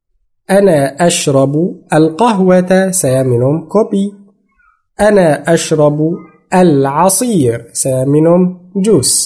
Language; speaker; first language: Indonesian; non-native, fluent; Arabic